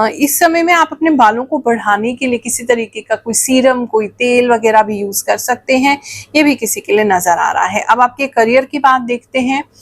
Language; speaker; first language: Hindi; native; Hindi